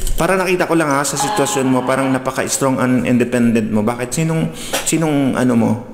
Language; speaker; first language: Filipino; non-native, local second language; Cebuano